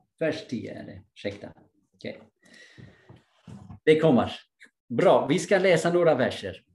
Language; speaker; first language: Swedish; non-native, fluent; English